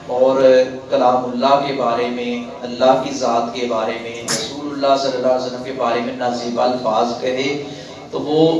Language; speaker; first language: Urdu; non-native, local second language; Punjabi